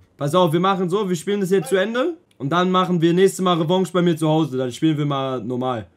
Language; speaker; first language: German; native; German